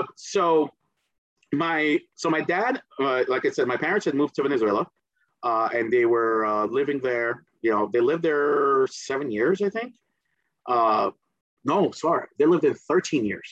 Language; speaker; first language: English; early bilingual, other home language; Spanish